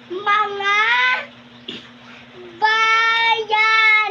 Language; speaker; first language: Filipino; non-native, local second language; Cebuano